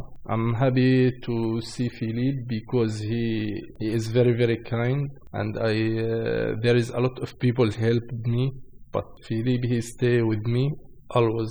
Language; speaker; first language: English; non-native, learner; Arabic